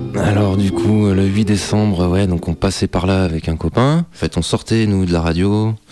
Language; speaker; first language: French; native; French